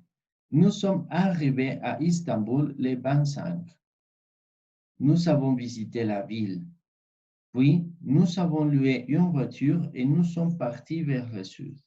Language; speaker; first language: French; non-native, fluent; Spanish